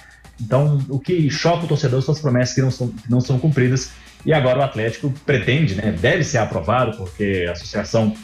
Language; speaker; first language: Portuguese; native; Portuguese